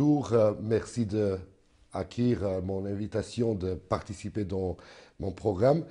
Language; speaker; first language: French; non-native, fluent; Macedonian